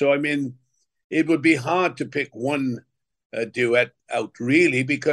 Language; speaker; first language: English; native; English